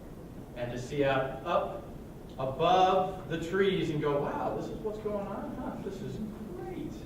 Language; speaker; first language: English; native; English